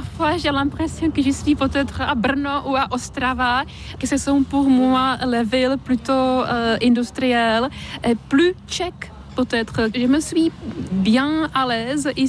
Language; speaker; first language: French; non-native, fluent; Czech